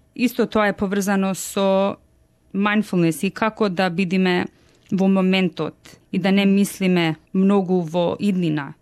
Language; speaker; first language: Macedonian; early bilingual, heritage; Macedonian